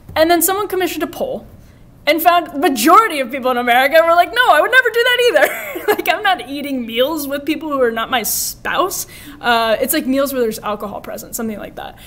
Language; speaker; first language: English; native; English